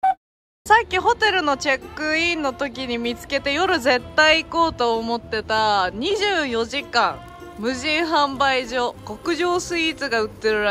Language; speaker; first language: Japanese; native; Japanese